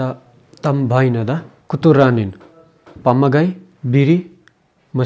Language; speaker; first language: Russian; non-native, learner; Nepali